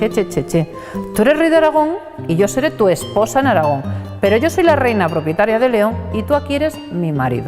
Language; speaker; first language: Spanish; native; Spanish